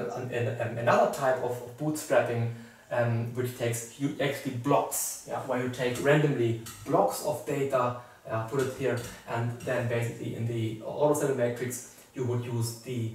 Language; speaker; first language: English; non-native, fluent; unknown